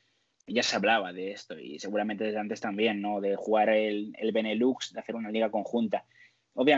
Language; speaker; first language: Spanish; native; Spanish